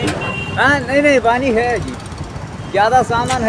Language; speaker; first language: Hindi; non-native, local second language; Malayalam